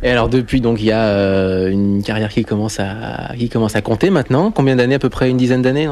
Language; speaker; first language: French; native; French